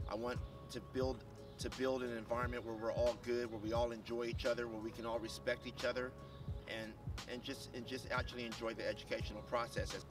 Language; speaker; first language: English; native; English